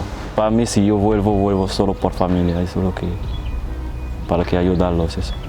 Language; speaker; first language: Spanish; non-native, learner; Arabic